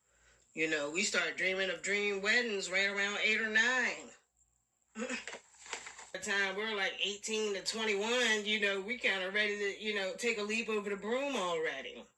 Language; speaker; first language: English; native; English